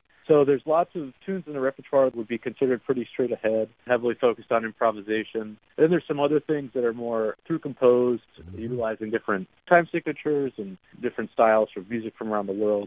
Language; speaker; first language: English; native; English